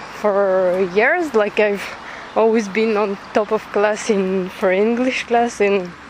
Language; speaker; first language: English; non-native, fluent; French